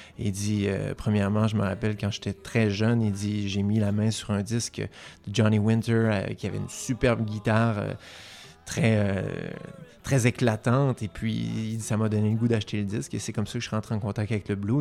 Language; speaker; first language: French; native; French